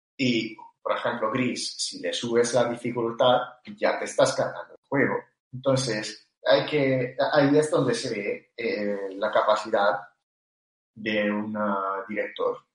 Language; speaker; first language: Spanish; non-native, fluent; Italian